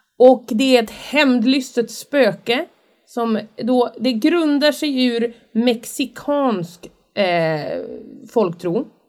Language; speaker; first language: Swedish; native; Swedish